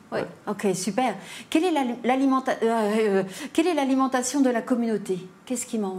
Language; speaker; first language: French; native; French